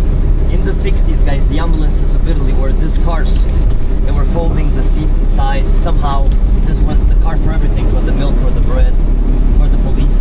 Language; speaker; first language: English; non-native, local second language; Italian